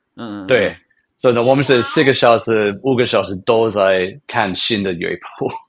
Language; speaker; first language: Chinese; non-native, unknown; English